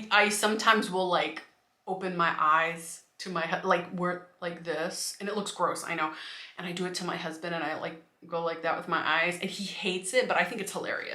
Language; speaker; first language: English; native; English